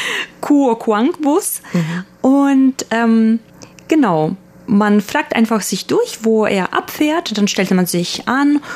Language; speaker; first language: German; early bilingual, other home language; Russian